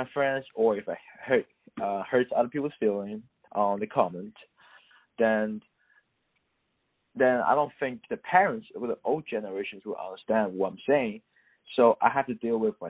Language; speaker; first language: English; non-native, local second language; Cantonese